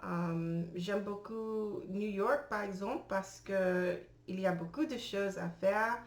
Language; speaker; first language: French; non-native, learner; English